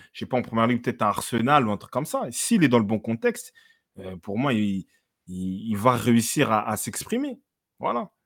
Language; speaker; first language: French; native; French